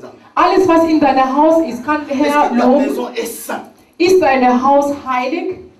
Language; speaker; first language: German; non-native, learner; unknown